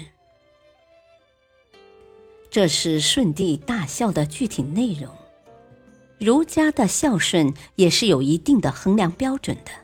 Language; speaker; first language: Chinese; native; Chinese